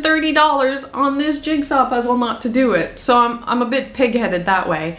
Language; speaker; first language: English; native; English